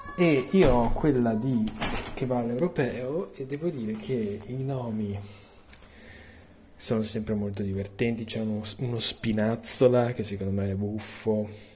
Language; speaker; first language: Italian; native; Italian